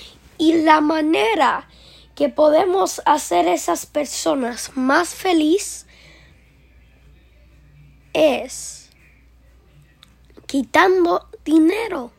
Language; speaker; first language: Spanish; early bilingual, heritage; Spanish